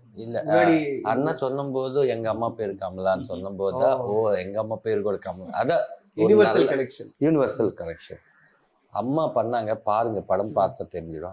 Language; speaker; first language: Tamil; non-native, learner; Telugu